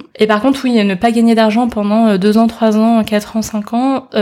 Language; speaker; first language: French; early bilingual, other home language; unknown